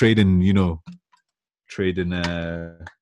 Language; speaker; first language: English; native; English